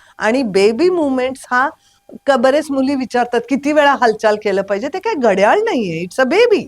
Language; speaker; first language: Marathi; non-native, local second language; Kannada